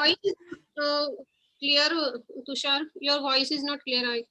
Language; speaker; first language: English; non-native, fluent; Marathi